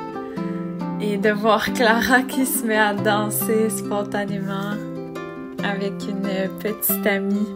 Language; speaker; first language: French; native; French